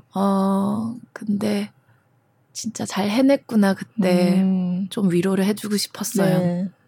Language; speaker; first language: Korean; early bilingual, heritage; Dutch